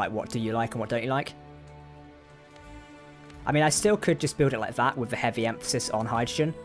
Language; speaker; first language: English; native; English